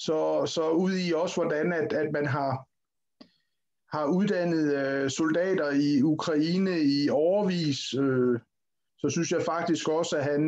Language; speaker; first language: Danish; native; Danish